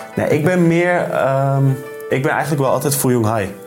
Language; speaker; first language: Dutch; native; Dutch